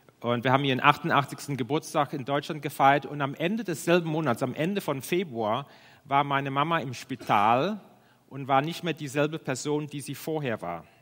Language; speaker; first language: German; non-native, fluent; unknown